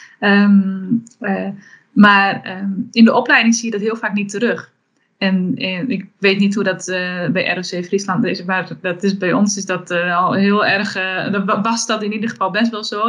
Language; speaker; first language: Dutch; native; Dutch